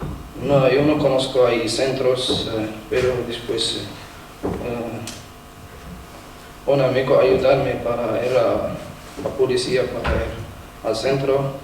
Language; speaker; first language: Spanish; non-native, learner; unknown